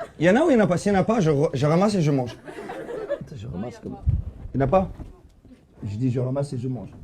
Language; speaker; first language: French; early bilingual, other home language; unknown